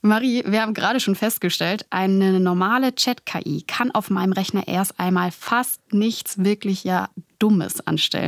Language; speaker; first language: German; native; German